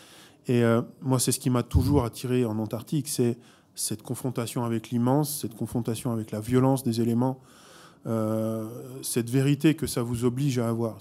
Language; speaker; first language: French; native; French